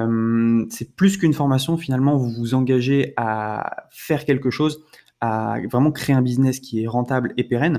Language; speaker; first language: French; native; French